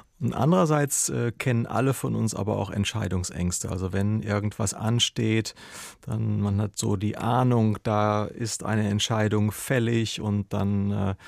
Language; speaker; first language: German; native; German